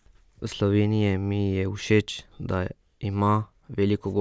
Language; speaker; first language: Slovenian; non-native, learner; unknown